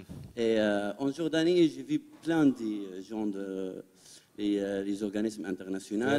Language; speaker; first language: French; non-native, fluent; Arabic